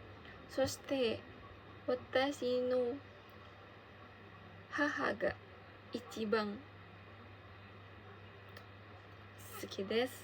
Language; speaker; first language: Japanese; non-native, learner; Indonesian